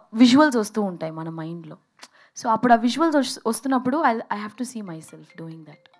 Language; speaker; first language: Telugu; early bilingual, heritage; Telugu